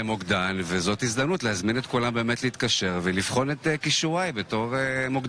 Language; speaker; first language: Hebrew; native; Hebrew